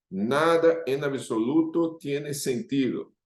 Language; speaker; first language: Spanish; non-native, fluent; Portuguese